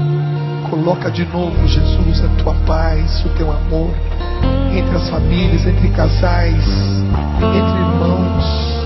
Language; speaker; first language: Portuguese; native; Portuguese